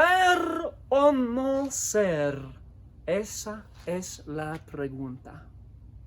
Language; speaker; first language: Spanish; non-native, fluent; English